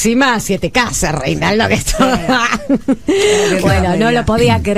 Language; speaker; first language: Spanish; native; Spanish